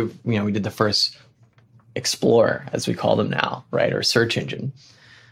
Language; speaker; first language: English; native; English